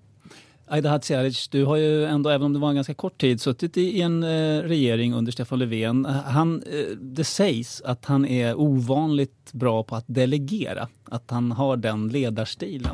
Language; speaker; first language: Swedish; native; Swedish